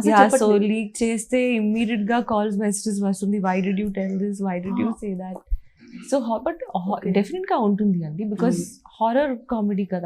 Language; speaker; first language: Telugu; non-native, learner; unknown